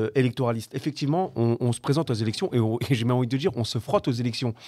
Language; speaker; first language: French; native; French